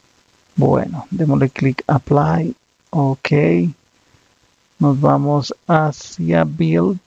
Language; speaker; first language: Spanish; native; Spanish